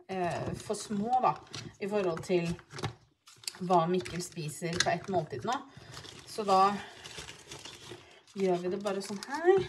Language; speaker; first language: Norwegian; native; Norwegian